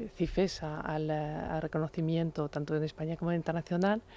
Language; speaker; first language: Spanish; non-native, fluent; French